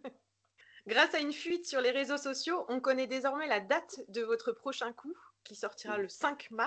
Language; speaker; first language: French; native; French